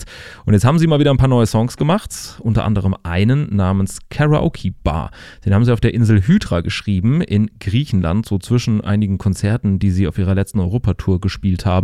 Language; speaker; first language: German; native; German